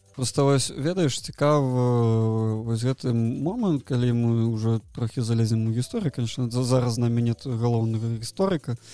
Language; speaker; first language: Belarusian; non-native, local second language; Russian